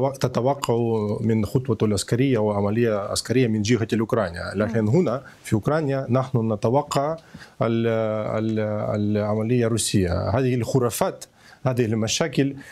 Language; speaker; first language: Arabic; non-native, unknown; Ukrainian